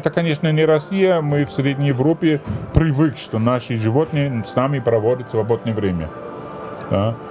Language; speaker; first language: Russian; non-native, fluent; German